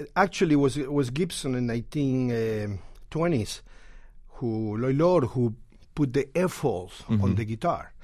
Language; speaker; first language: English; non-native, fluent; Spanish